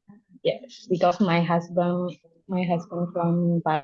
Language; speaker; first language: English; non-native, learner; Indonesian